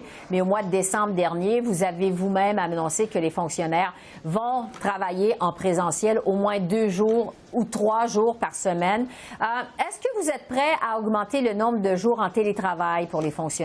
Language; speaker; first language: French; native; French